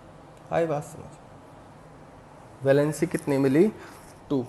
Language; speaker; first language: Hindi; native; Hindi